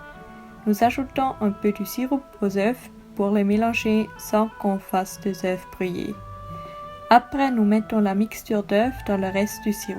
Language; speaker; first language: French; non-native, learner; Swiss German